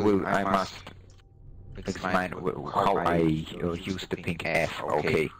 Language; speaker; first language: English; non-native, learner; German